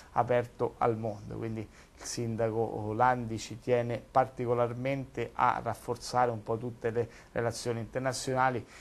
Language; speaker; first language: Italian; native; Italian